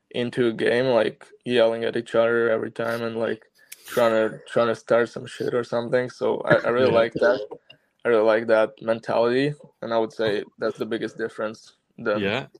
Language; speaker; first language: English; non-native, fluent; Slovak